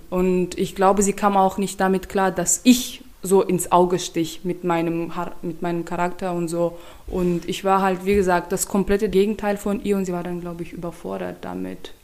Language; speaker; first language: German; non-native, fluent; Turkmen